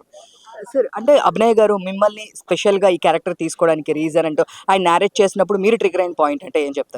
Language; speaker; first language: Telugu; native; Telugu